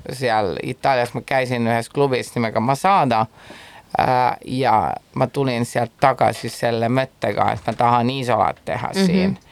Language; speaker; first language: Estonian; non-native, fluent; Italian